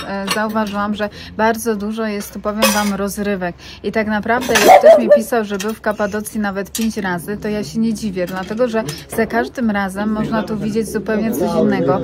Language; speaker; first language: Polish; native; Polish